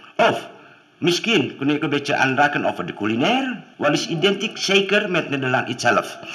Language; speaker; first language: Dutch; non-native, learner; Indonesian